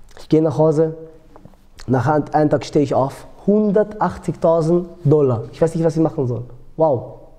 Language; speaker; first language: German; early bilingual, other home language; Georgian